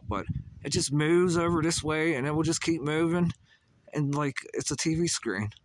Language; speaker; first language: English; native; English